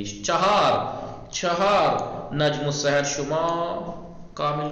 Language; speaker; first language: Persian; non-native, fluent; Urdu